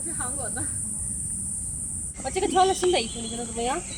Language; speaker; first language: Chinese; non-native, learner; Urdu